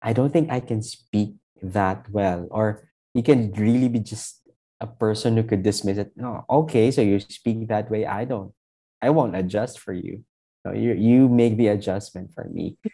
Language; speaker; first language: English; non-native, local second language; Filipino